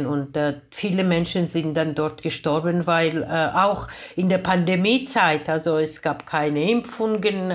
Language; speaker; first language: German; non-native, fluent; Georgian